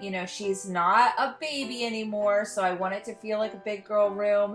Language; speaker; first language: English; native; English